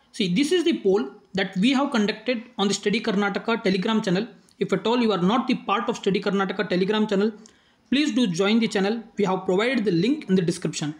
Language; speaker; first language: English; non-native, local second language; Kannada